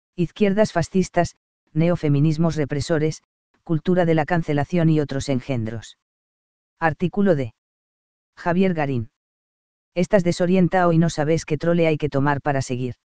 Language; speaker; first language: Spanish; native; Spanish